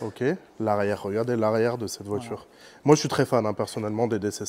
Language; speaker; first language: French; native; French